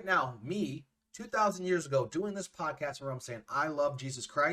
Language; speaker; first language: English; native; English